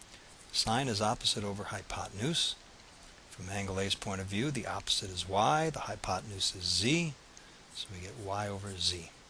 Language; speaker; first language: English; native; English